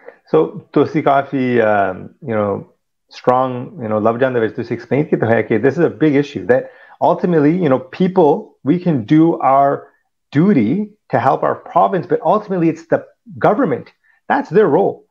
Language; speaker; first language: Punjabi; early bilingual, heritage; Punjabi